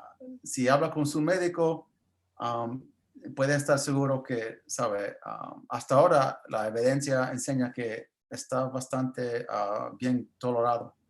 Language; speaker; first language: Spanish; early bilingual, heritage; English